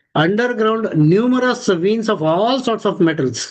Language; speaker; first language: English; non-native, local second language; Kannada